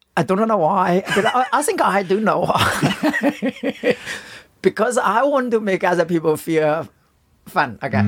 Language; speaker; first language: English; non-native, fluent; Chinese